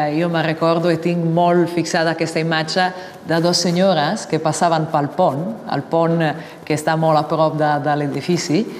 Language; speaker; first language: Catalan; non-native, fluent; Italian